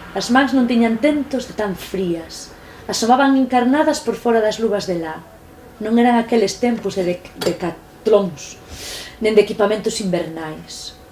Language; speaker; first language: Galician; native; Galician